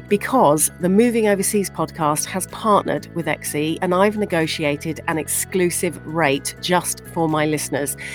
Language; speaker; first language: English; native; English